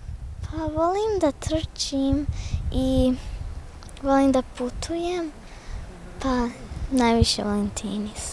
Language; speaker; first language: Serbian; early bilingual, heritage; Serbian